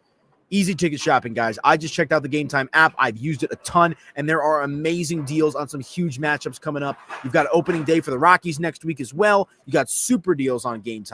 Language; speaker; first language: English; native; English